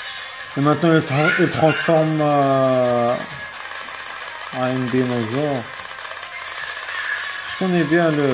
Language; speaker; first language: French; non-native, fluent; Arabic